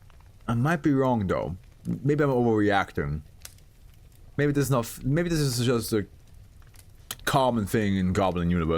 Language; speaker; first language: English; non-native, fluent; German